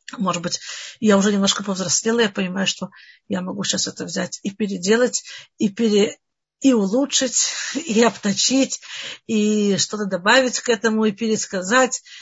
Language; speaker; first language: Russian; early bilingual, heritage; Russian